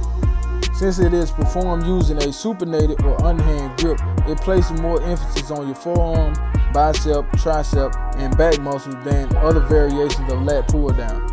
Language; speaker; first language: English; native; English